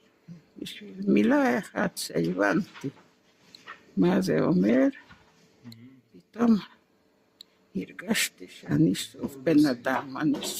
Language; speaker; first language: Hebrew; non-native, fluent; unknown